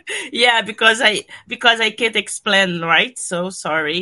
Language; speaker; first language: English; non-native, learner; Portuguese